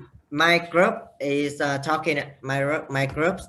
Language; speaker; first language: English; non-native, learner; Vietnamese